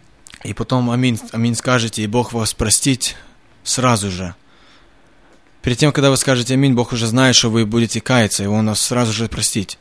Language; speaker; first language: Russian; early bilingual, heritage; Russian